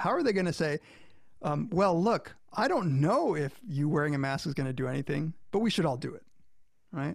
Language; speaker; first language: English; native; English